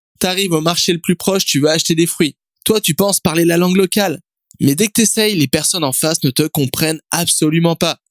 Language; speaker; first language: French; native; French